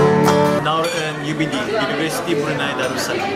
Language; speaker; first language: Welsh; non-native, learner; Malay